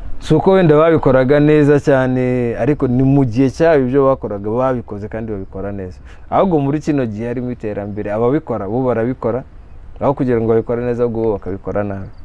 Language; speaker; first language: Kinyarwanda; early bilingual, heritage; Kinyarwanda